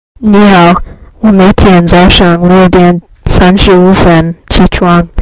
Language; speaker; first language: Chinese; non-native, learner; English